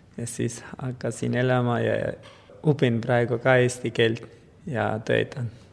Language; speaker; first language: Estonian; non-native, learner; Persian